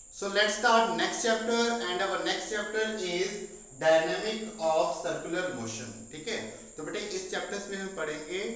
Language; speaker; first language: Hindi; non-native, local second language; Punjabi